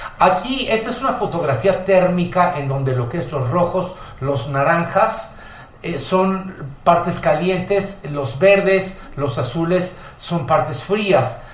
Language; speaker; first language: Spanish; native; Spanish